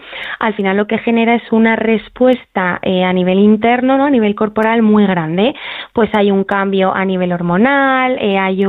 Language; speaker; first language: Spanish; native; Spanish